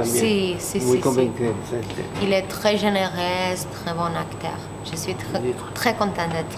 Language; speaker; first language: French; non-native, learner; Spanish